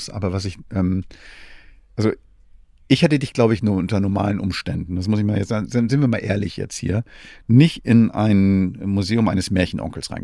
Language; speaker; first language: German; native; German